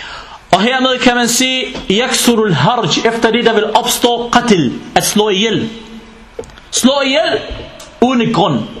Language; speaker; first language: Danish; non-native, fluent; Arabic